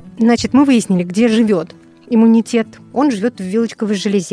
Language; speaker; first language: Russian; native; Russian